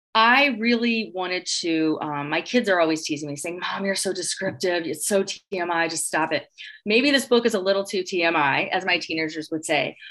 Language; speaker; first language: English; native; English